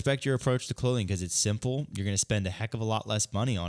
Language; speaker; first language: English; native; English